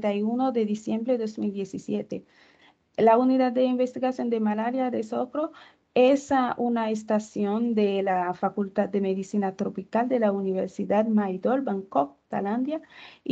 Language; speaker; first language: Spanish; non-native, fluent; Haitian Creole